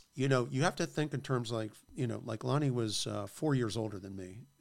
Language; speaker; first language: English; native; English